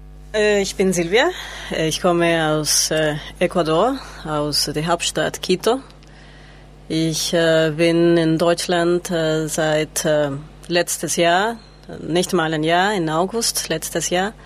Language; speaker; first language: German; non-native, learner; Spanish